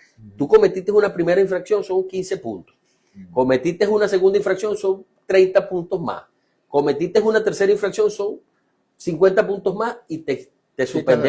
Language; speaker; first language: Spanish; native; Spanish